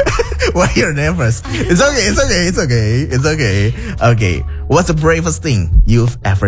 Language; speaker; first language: English; non-native, learner; Indonesian